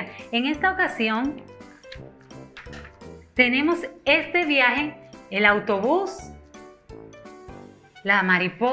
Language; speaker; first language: Spanish; native; Spanish